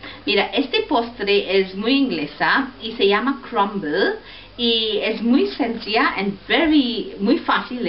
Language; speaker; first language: Spanish; non-native, fluent; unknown